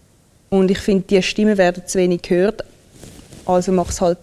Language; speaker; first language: German; early bilingual, other home language; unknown